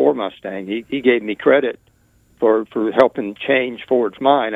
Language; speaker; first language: English; native; English